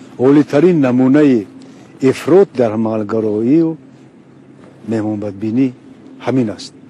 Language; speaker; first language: Tajik; non-native, local second language; Shughni